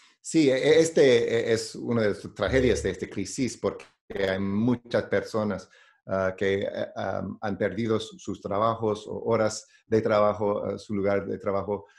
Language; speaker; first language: Spanish; non-native, learner; English